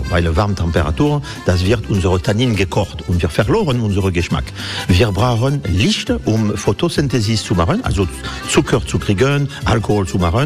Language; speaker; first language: German; non-native, fluent; French